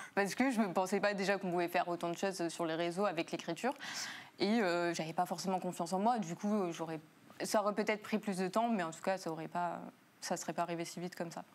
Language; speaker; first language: French; native; French